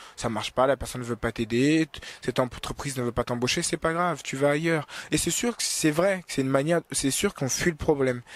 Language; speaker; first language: French; early bilingual, other home language; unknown